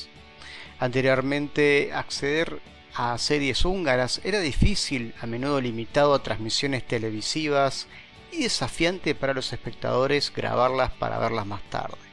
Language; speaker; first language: Spanish; native; Spanish